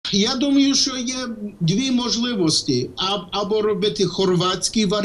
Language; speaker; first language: Ukrainian; non-native, fluent; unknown